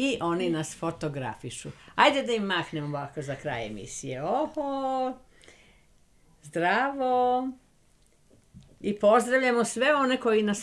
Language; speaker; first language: Serbian; native; Serbian